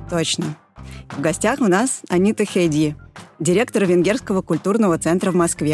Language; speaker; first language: Russian; native; Russian